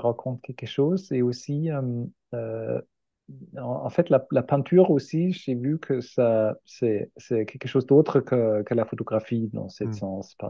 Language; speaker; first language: French; non-native, fluent; German